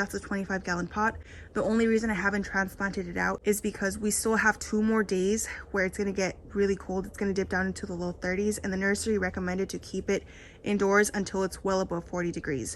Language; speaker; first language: English; native; English